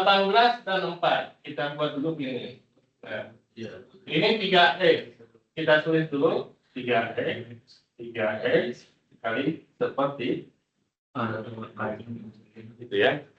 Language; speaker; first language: Indonesian; native; Indonesian